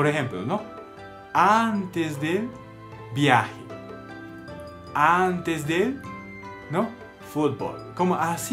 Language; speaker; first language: Spanish; non-native, learner; Japanese